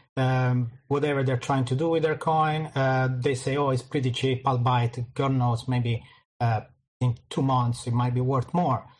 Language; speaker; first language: English; non-native, fluent; Italian